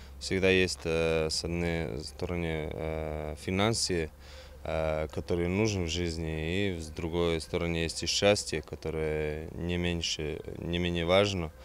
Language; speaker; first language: Russian; non-native, fluent; Serbian